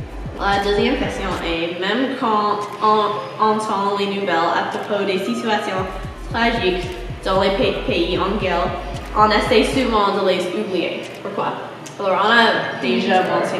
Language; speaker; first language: French; non-native, learner; English